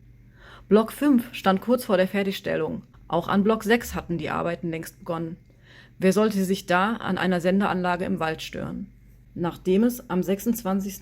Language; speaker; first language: German; native; German